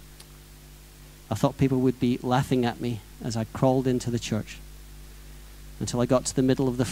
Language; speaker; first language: English; native; English